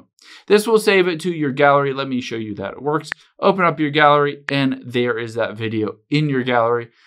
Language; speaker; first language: English; native; English